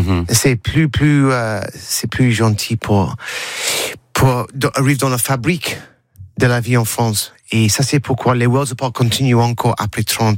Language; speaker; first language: French; non-native, learner; English